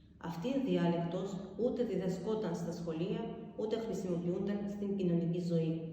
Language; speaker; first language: Greek; non-native, fluent; Georgian